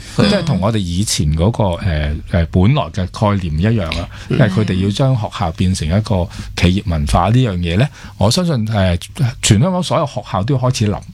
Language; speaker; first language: Cantonese; native; Cantonese